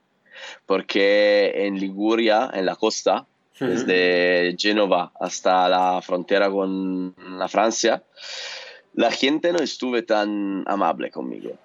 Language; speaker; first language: Spanish; non-native, learner; Italian